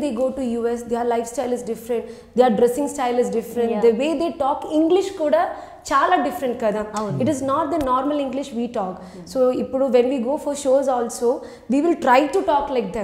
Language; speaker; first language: Telugu; non-native, learner; Malayalam